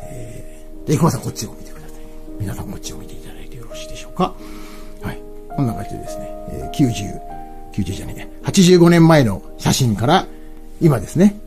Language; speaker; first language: Japanese; native; Japanese